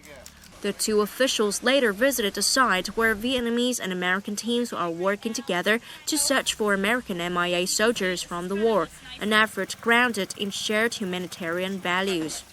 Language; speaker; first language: English; non-native, fluent; Vietnamese